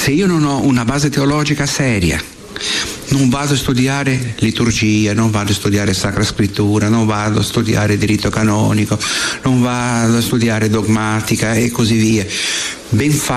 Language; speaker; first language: Italian; non-native, fluent; Portuguese